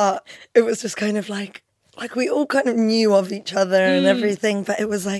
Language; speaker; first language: English; non-native, local second language; Albanian